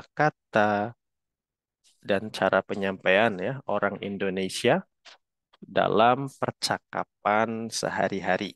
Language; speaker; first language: Indonesian; native; Indonesian